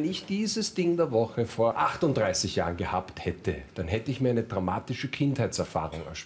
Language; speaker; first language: German; native; German